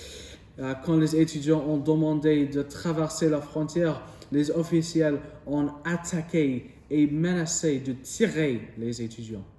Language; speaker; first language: French; non-native, learner; English